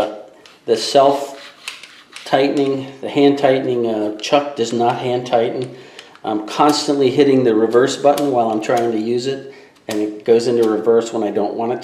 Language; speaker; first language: English; native; English